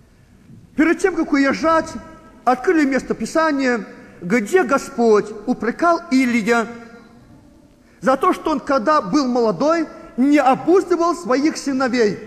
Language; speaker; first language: Russian; native; Russian